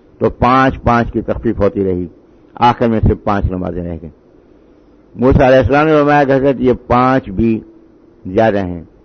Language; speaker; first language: Urdu; native; Urdu